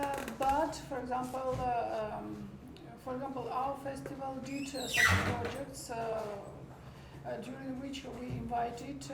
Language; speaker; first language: English; non-native, learner; Armenian